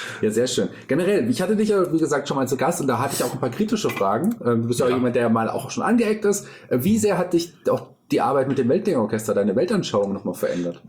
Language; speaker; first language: German; native; German